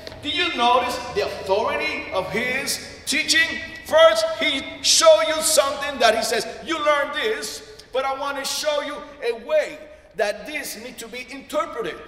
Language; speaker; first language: English; non-native, fluent; Spanish